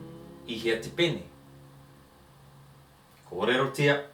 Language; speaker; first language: Māori; non-native, learner; English